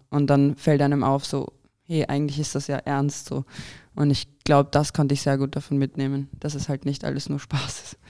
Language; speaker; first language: German; early bilingual, other home language; Croatian